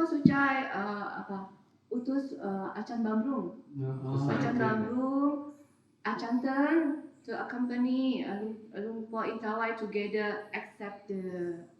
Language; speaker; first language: English; non-native, learner; Indonesian